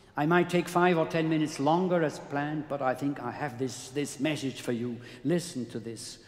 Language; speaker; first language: English; non-native, fluent; German